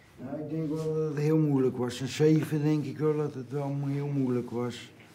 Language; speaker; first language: Dutch; native; Dutch